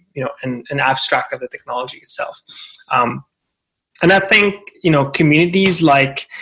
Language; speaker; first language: English; non-native, fluent; Arabic